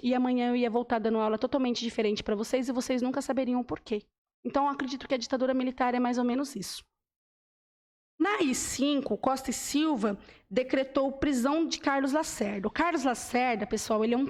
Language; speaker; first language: Portuguese; native; Portuguese